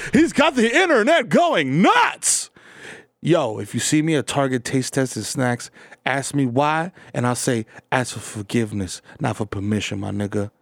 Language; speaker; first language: English; early bilingual, other home language; Spanish